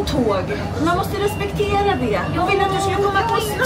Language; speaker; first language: Swedish; native; Swedish